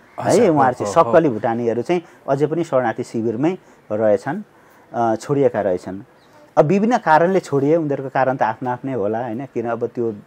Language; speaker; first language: Nepali; native; Nepali